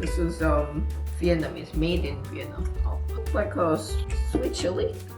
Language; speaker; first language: English; non-native, fluent; Korean